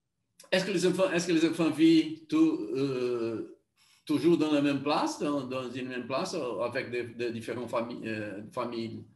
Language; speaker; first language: French; non-native, learner; Portuguese